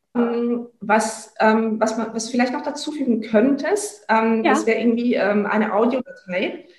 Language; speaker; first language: German; non-native, fluent; French